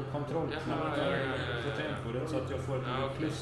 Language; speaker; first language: Swedish; native; Swedish